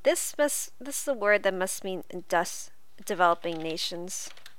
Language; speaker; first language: English; native; English